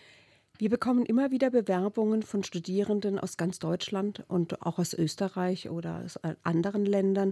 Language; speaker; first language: German; native; German